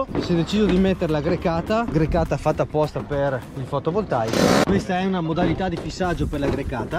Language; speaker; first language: Italian; native; Italian